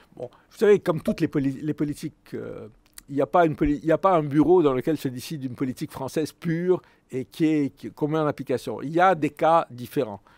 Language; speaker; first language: French; native; French